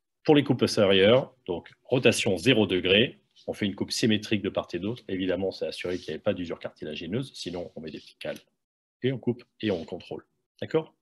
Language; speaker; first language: French; native; French